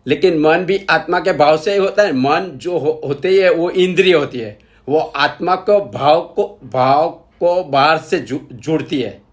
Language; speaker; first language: Hindi; non-native, local second language; Gujarati